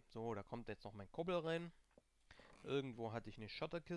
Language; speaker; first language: German; native; German